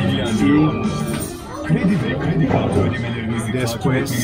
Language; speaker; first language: Spanish; non-native, learner; Turkish